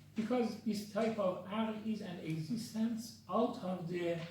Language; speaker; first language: English; non-native, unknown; Persian